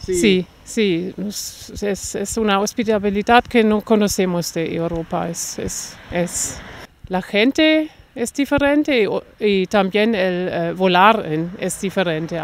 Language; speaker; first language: Spanish; non-native, learner; German